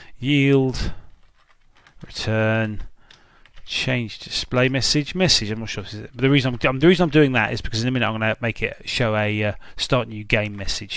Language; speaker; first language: English; native; English